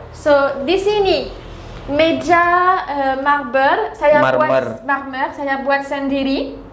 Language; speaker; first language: Indonesian; non-native, learner; French